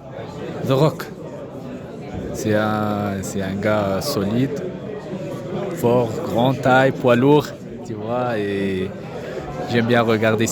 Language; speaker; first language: French; non-native, fluent; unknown